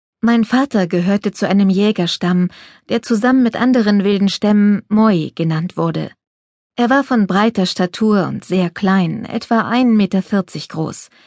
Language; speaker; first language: German; native; German